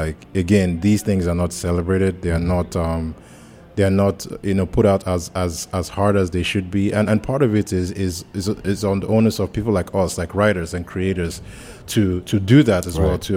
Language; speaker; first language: English; non-native, local second language; Yoruba